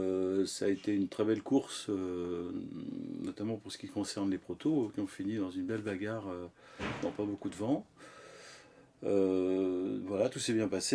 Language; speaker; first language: French; native; French